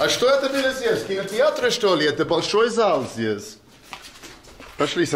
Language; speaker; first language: Russian; non-native, learner; English